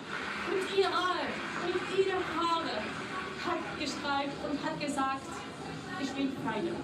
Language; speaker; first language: German; non-native, learner; Kurdish